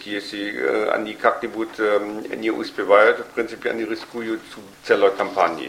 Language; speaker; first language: Russian; non-native, fluent; German